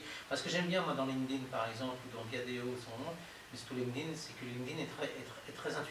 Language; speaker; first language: French; native; French